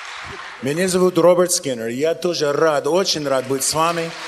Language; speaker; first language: Russian; non-native, learner; English